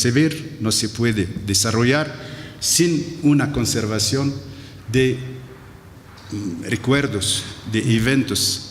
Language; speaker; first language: Spanish; non-native, fluent; Arabic